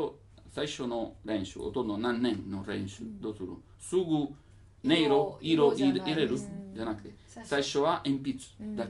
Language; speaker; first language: Japanese; non-native, learner; Italian